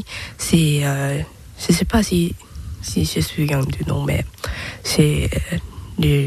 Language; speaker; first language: French; non-native, learner; Thai